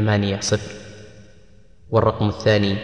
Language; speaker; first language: Arabic; native; Arabic